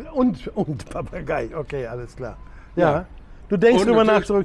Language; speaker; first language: German; native; German